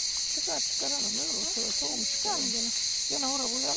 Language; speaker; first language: Turkish; native; Turkish